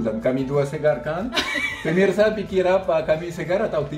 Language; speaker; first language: Indonesian; non-native, fluent; French